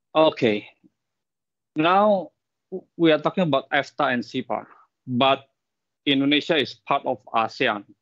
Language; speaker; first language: English; non-native, fluent; Indonesian